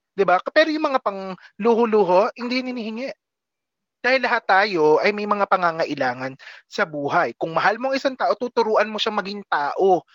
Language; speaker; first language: Filipino; native; Filipino